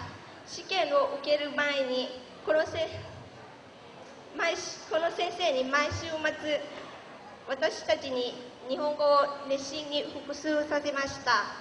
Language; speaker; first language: Japanese; early bilingual, other home language; Lao